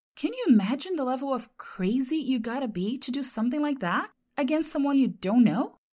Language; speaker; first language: English; non-native, fluent; Portuguese